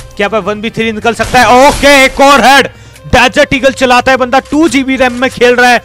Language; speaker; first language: Hindi; native; Hindi